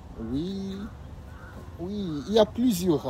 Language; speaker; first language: French; non-native, learner; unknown